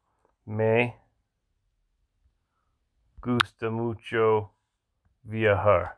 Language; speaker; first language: Spanish; non-native, learner; English